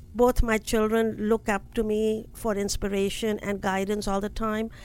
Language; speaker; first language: English; non-native, local second language; Hindi